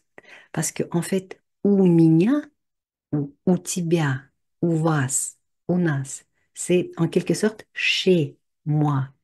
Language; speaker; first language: French; non-native, fluent; Russian